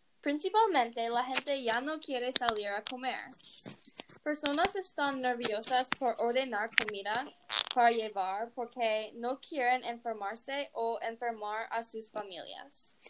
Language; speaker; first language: Spanish; non-native, learner; English